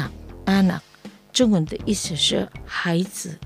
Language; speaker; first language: Chinese; early bilingual, heritage; Chinese